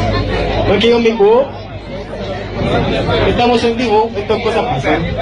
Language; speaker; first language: Spanish; non-native, learner; Haitian Creole